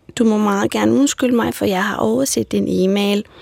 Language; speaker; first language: Danish; non-native, fluent; Romanian